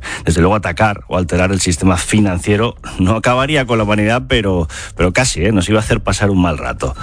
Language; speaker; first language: Spanish; native; Spanish